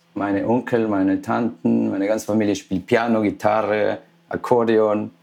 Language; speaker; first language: German; non-native, fluent; Spanish